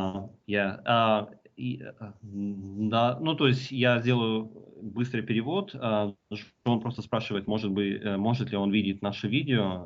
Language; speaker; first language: Russian; native; Russian